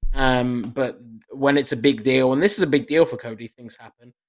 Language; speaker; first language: English; native; English